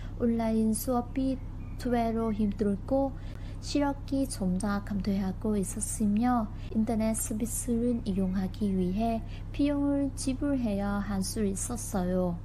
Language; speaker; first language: Korean; non-native, learner; Vietnamese